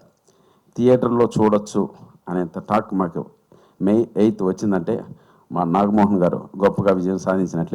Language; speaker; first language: Telugu; native; Telugu